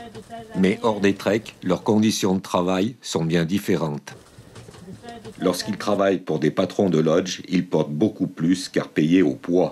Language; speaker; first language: French; native; French